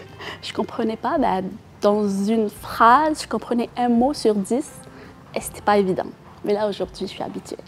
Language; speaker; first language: French; non-native, local second language; Arabic